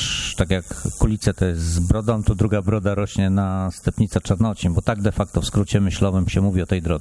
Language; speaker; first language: Polish; native; Polish